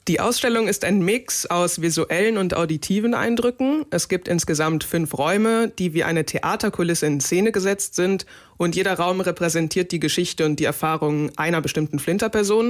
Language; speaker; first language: German; native; German